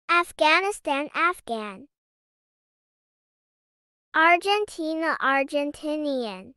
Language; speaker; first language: English; non-native, fluent; Turkish